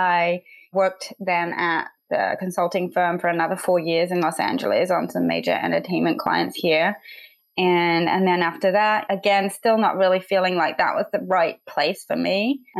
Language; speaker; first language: English; native; English